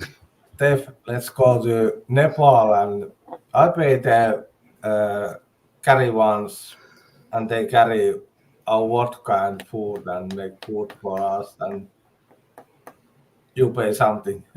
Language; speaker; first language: English; non-native, learner; Finnish